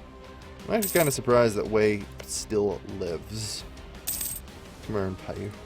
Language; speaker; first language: English; native; English